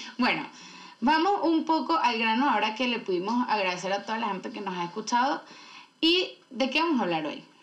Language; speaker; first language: Spanish; native; Spanish